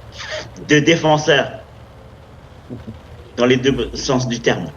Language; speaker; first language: French; native; French